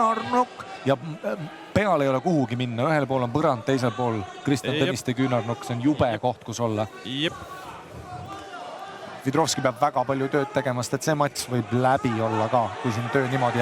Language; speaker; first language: Estonian; native; Estonian